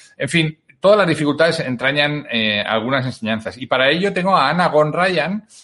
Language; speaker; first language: Spanish; native; Spanish